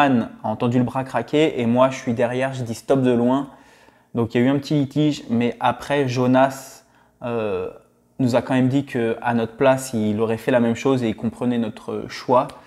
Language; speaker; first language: French; native; French